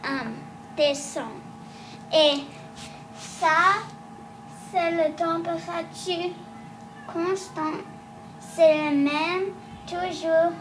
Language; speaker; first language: French; non-native, learner; English